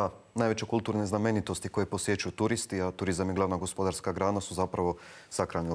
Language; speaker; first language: Croatian; native; Croatian